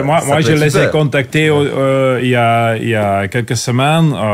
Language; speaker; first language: French; non-native, local second language; Dutch